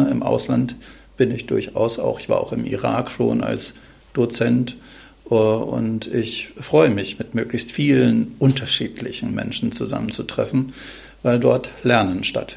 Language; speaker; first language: German; native; German